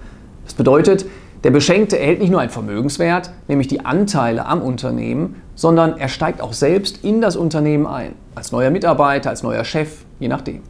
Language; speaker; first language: German; native; German